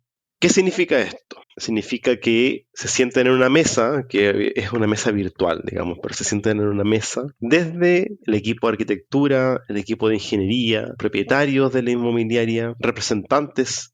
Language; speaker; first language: Spanish; native; Spanish